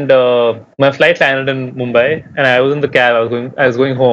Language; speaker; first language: English; non-native, local second language; Hindi